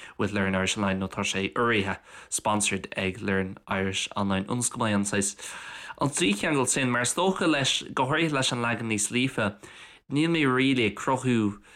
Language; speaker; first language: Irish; non-native, local second language; English